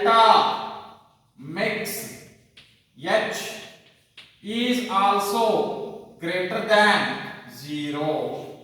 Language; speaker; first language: English; non-native, local second language; Kannada